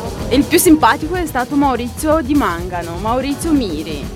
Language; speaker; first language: Italian; non-native, fluent; Romanian